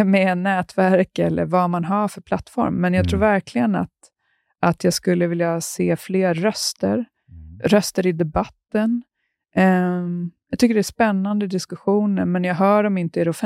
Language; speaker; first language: Swedish; native; Swedish